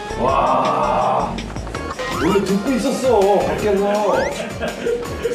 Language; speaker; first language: Korean; native; Korean